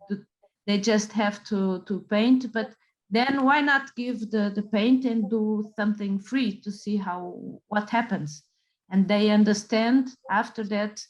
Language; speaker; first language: English; non-native, fluent; Portuguese